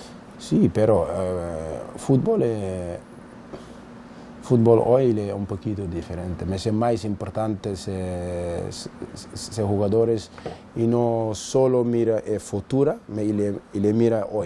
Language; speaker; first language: Spanish; non-native, learner; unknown